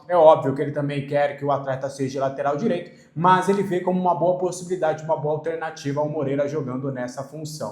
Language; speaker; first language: Portuguese; native; Portuguese